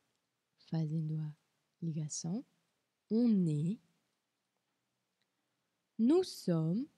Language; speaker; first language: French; non-native, fluent; Portuguese